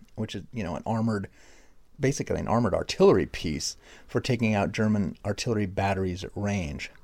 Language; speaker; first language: English; native; English